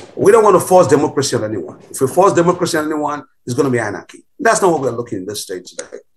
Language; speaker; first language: English; non-native, local second language; Bini